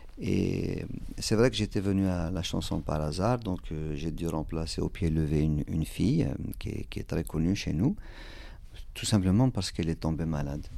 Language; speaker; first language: French; non-native, local second language; Kabyle